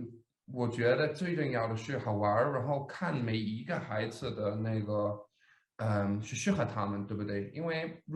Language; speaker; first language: Chinese; non-native, fluent; Danish